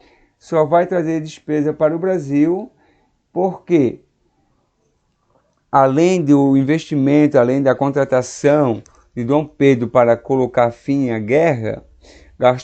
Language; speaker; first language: Portuguese; native; Portuguese